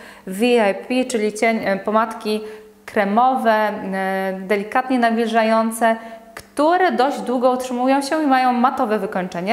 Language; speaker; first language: Polish; native; Polish